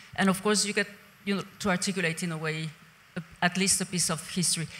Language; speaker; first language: English; non-native, fluent; Spanish